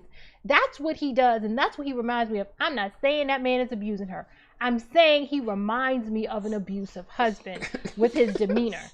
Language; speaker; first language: English; native; English